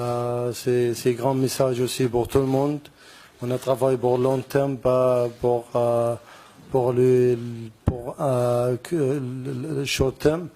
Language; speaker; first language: French; non-native, learner; Arabic